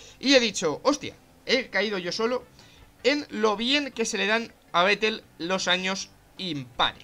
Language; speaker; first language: Spanish; native; Spanish